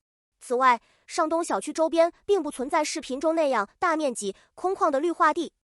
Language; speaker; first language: Chinese; native; Chinese